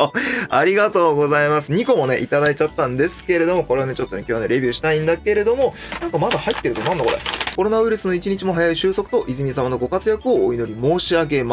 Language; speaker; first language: Japanese; native; Japanese